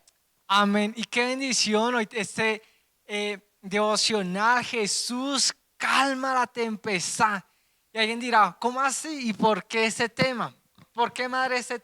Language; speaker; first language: Spanish; native; Spanish